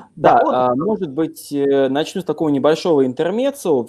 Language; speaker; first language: Russian; native; Russian